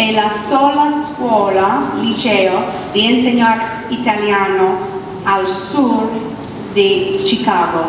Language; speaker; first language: Italian; non-native, learner; English